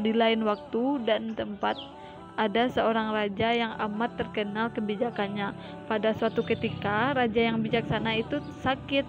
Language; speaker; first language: Indonesian; native; Indonesian